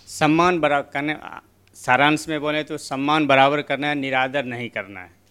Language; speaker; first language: Hindi; native; Hindi